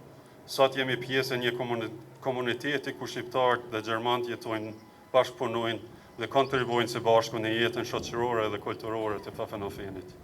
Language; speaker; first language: Albanian; native; Albanian